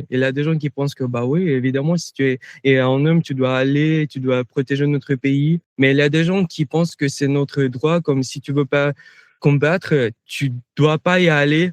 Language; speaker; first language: French; non-native, fluent; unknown